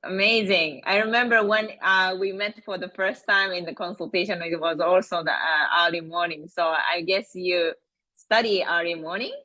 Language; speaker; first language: English; non-native, fluent; Japanese